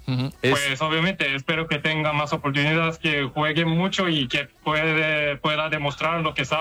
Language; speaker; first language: Spanish; non-native, fluent; Korean